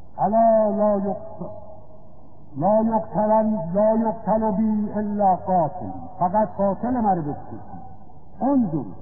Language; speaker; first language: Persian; native; Persian